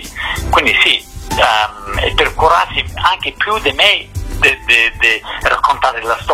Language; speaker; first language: Italian; non-native, fluent; English